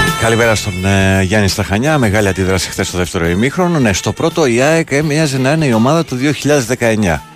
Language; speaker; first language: Greek; native; Greek